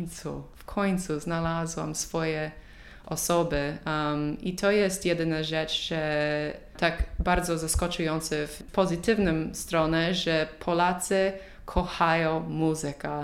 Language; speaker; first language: Polish; non-native, learner; English